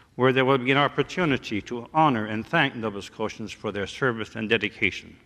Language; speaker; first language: English; early bilingual, other home language; French